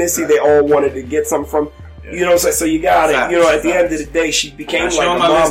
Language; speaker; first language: English; native; English